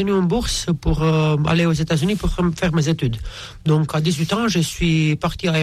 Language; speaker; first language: French; non-native, fluent; Romanian